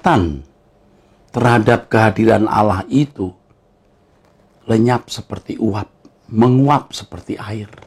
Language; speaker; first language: Indonesian; native; Indonesian